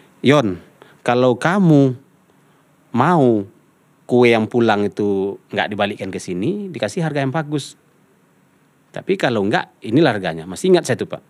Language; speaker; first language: Indonesian; non-native, local second language; Minangkabau